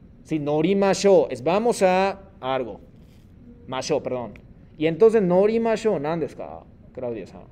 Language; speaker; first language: Spanish; non-native, fluent; Japanese